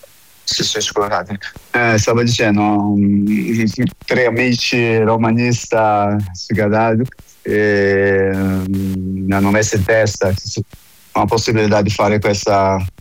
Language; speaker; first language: Italian; non-native, fluent; Portuguese